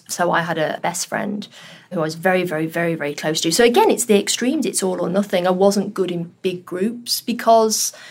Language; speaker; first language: English; early bilingual, other home language; Urdu